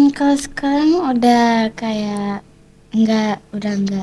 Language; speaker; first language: Indonesian; early bilingual, heritage; Indonesian